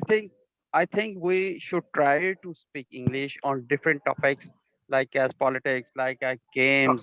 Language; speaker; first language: English; non-native, learner; Urdu